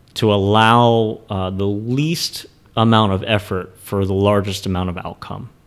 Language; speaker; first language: English; native; English